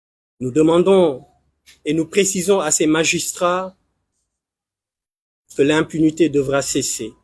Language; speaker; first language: French; non-native, local second language; Wolof